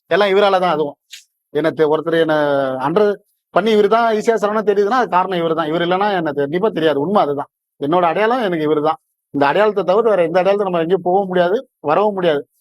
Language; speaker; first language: Tamil; native; Tamil